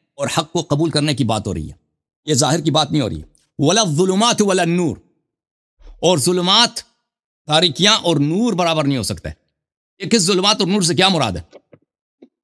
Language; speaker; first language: Urdu; non-native, fluent; Persian